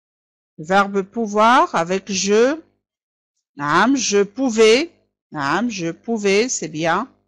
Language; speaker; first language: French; non-native, fluent; Arabic